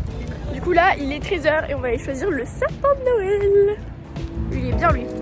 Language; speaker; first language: French; native; French